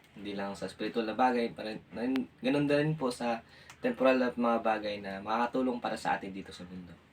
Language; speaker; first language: Filipino; non-native, local second language; Aklanon